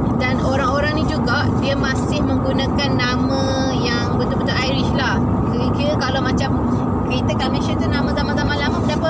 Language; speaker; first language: Malay; native; Malay